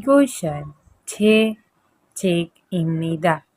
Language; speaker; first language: Korean; non-native, fluent; Hindi